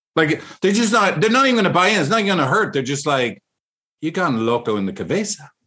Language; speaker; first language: English; native; English